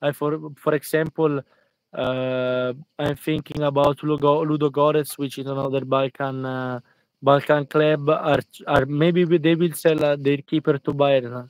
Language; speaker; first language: English; non-native, fluent; Italian